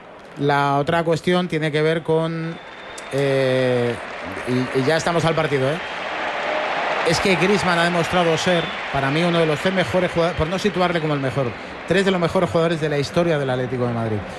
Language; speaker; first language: Spanish; native; Spanish